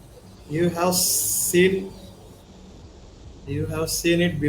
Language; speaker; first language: English; non-native, learner; Hindi